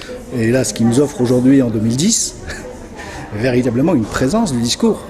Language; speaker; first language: French; native; French